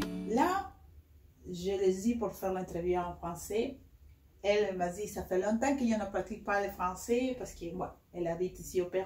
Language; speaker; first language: French; non-native, fluent; Spanish